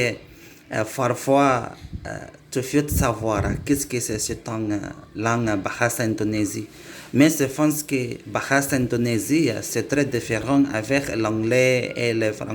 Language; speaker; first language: French; non-native, learner; Indonesian